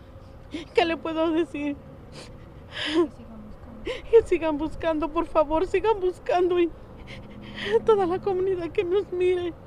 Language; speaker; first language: Spanish; native; Spanish